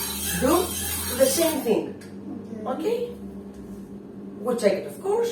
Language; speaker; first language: English; non-native, fluent; Greek